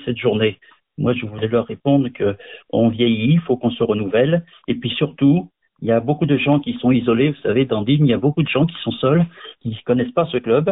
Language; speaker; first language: French; native; French